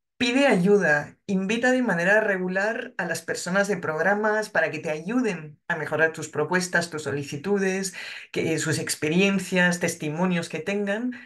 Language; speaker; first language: Spanish; non-native, fluent; French